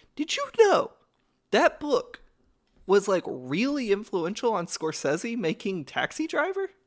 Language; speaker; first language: English; native; English